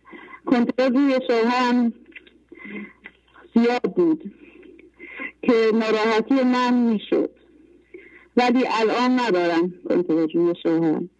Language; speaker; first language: Persian; non-native, local second language; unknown